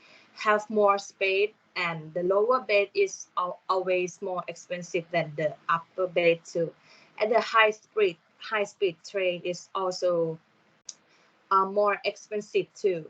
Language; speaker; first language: English; non-native, learner; Thai